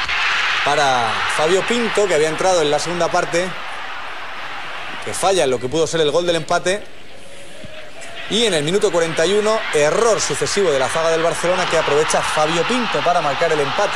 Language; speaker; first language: Spanish; native; Spanish